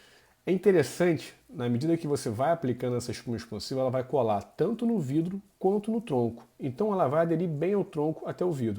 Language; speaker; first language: Portuguese; native; Portuguese